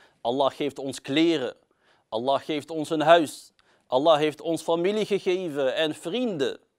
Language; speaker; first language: Dutch; early bilingual, other home language; Arabic